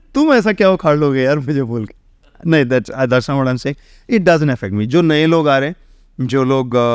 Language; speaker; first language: Hindi; native; Hindi